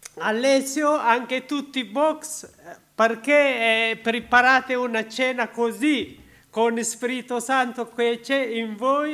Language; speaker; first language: Italian; non-native, learner; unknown